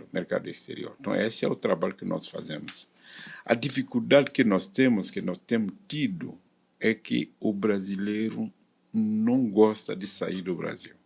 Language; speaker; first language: Portuguese; non-native, fluent; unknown